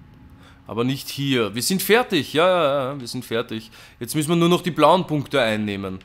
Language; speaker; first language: German; native; German